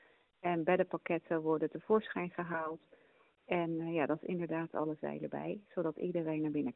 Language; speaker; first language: Dutch; native; Dutch